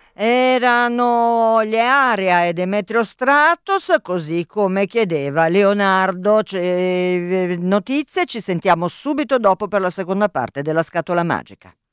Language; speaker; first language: Italian; native; Italian